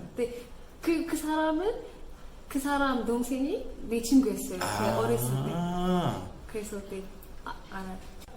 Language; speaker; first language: Korean; non-native, learner; Amharic